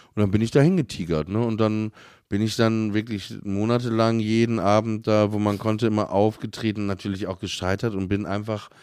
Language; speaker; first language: German; native; German